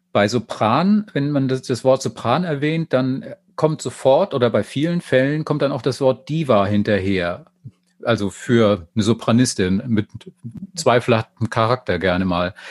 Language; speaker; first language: German; native; German